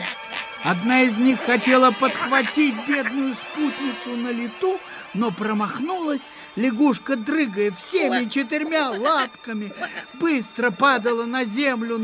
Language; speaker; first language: Russian; native; Russian